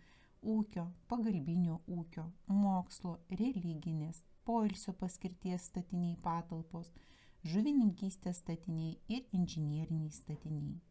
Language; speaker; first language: Lithuanian; native; Lithuanian